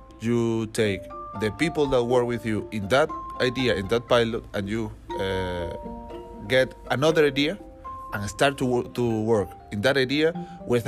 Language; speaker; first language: English; non-native, learner; Spanish